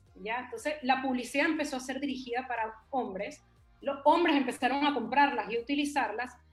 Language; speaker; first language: Spanish; native; Spanish